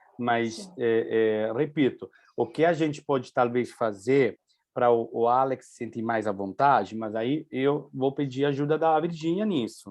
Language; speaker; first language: Portuguese; non-native, fluent; Italian